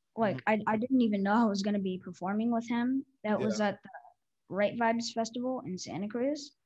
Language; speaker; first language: English; native; English